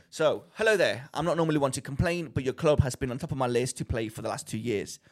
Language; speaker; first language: English; non-native, fluent; Greek